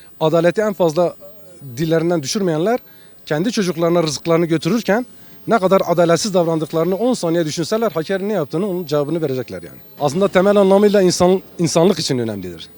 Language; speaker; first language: Turkish; non-native, local second language; Kurdish